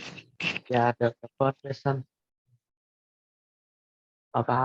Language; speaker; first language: English; non-native, learner; Vietnamese